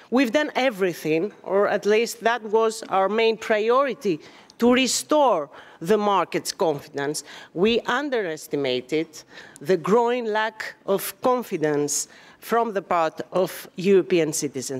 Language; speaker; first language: English; non-native, fluent; Greek